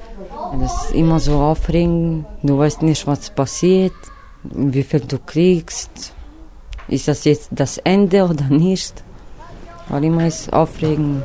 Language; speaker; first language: German; non-native, learner; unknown